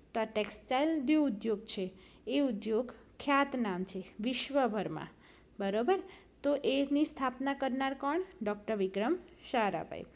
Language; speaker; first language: Hindi; non-native, local second language; Gujarati